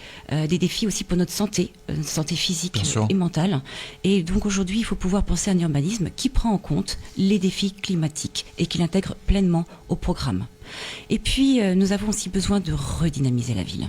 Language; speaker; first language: French; native; French